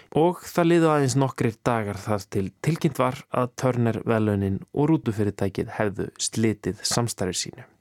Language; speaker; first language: Icelandic; native; Icelandic